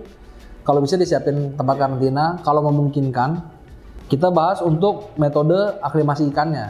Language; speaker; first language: Indonesian; native; Indonesian